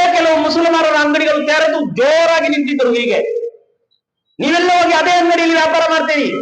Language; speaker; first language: Kannada; non-native, local second language; Kodava